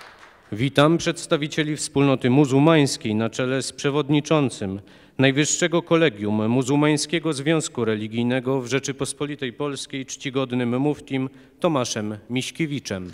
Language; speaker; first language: Polish; native; Polish